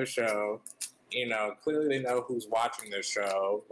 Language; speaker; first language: English; native; English